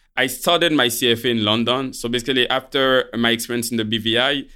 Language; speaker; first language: English; non-native, fluent; Haitian Creole